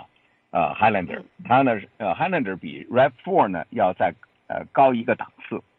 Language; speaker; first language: Chinese; native; Chinese